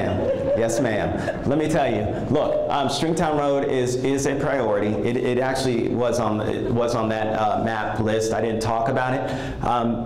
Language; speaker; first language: English; native; English